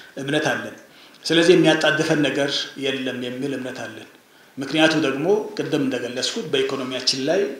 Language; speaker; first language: Amharic; non-native, local second language; Wolaytta